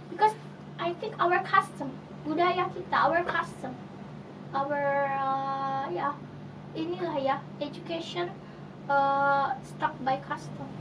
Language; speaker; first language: English; non-native, fluent; Indonesian